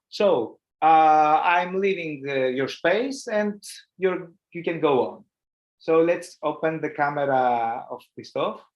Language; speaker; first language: English; non-native, learner; Greek